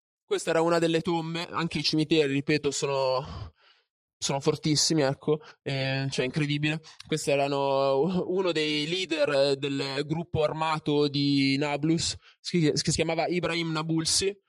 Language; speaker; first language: Italian; native; Italian